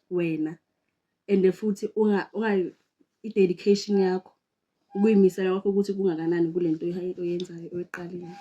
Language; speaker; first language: Zulu; non-native, local second language; Xhosa